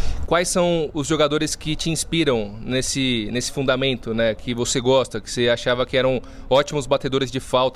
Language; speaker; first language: Portuguese; native; Portuguese